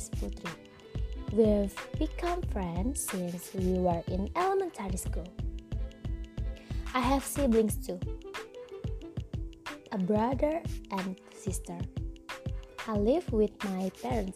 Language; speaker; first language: English; non-native, learner; Indonesian